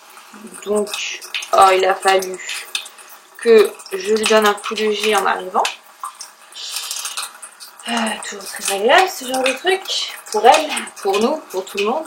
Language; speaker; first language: French; native; French